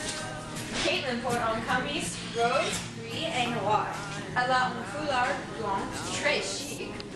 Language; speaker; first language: French; non-native, learner; English